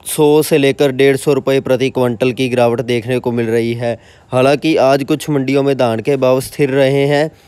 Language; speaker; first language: Hindi; non-native, local second language; Punjabi